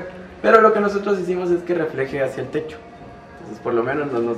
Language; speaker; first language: Spanish; native; Spanish